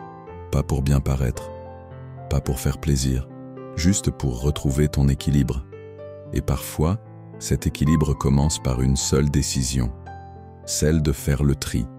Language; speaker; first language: French; native; French